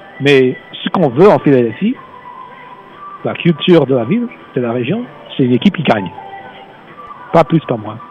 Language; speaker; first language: French; non-native, fluent; English